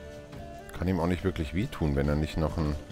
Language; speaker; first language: German; native; German